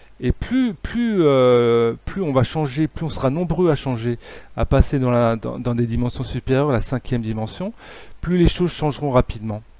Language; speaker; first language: French; native; French